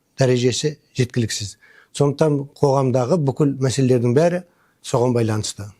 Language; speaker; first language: Kazakh; native; Kazakh